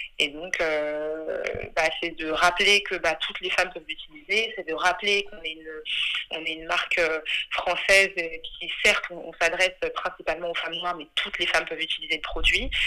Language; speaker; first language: French; early bilingual, other home language; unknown